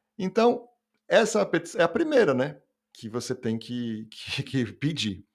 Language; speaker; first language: Portuguese; native; Portuguese